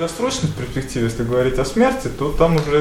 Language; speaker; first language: Russian; native; Russian